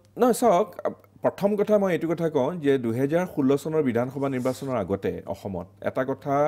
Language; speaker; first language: Assamese; native; Assamese